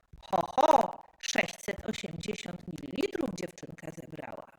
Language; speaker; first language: Polish; native; Polish